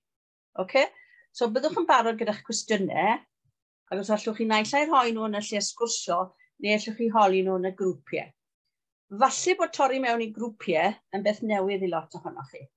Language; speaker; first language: Welsh; native; Welsh